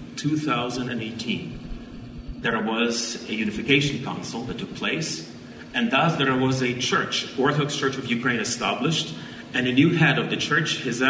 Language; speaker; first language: English; non-native, fluent; Ukrainian